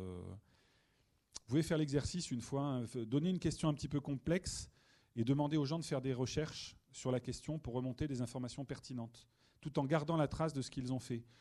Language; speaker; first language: French; native; French